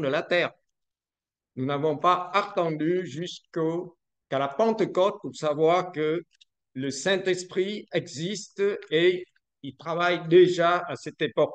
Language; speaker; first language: French; non-native, fluent; Vietnamese